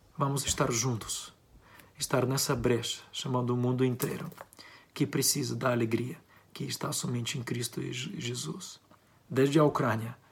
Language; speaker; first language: Portuguese; non-native, fluent; Ukrainian